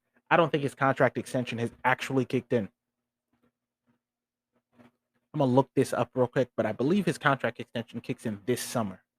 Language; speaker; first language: English; native; English